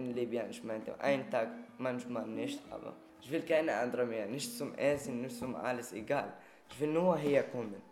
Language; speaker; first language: German; non-native, fluent; Arabic